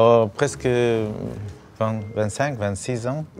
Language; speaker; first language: French; non-native, learner; Russian